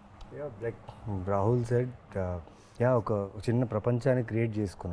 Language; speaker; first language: Telugu; native; Telugu